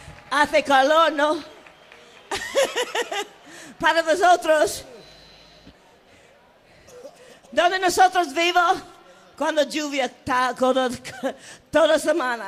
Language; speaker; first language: Spanish; non-native, learner; English